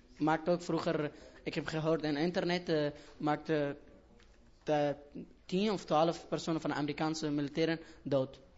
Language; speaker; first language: Dutch; non-native, learner; Persian